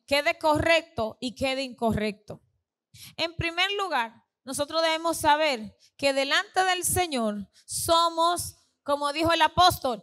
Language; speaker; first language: Spanish; native; Spanish